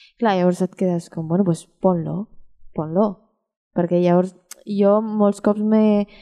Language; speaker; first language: Catalan; early bilingual, other home language; Chinese